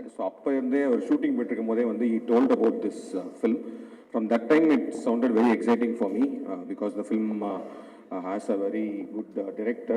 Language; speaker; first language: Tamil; native; Tamil